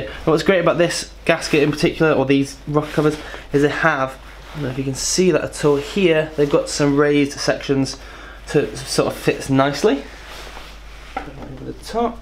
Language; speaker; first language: English; native; English